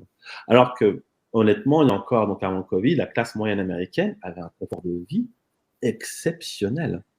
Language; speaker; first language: French; native; French